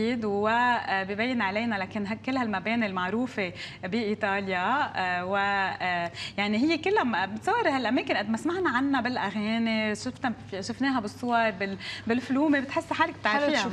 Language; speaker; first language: Arabic; native; Arabic